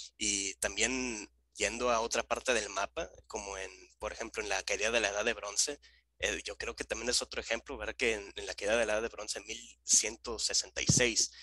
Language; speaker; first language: Spanish; native; Spanish